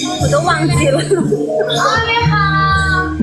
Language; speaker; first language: Chinese; non-native, learner; Thai